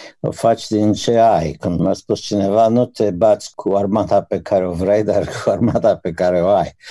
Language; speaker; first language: Romanian; native; Romanian